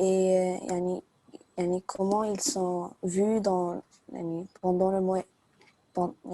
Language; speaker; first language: French; non-native, learner; Arabic